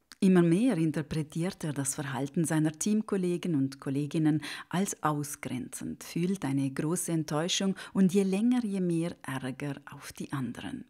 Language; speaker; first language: German; native; German